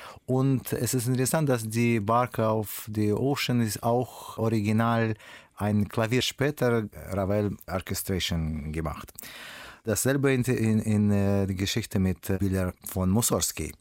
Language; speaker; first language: German; non-native, learner; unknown